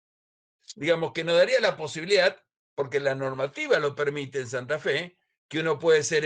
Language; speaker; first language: Spanish; native; Spanish